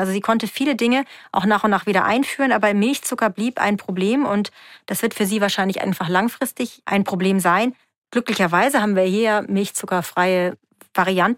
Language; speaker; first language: German; native; German